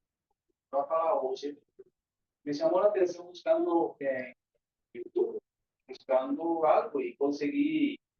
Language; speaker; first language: Portuguese; non-native, learner; Spanish